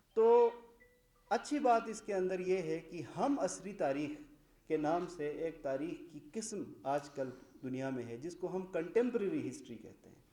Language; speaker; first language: Urdu; non-native, local second language; Shina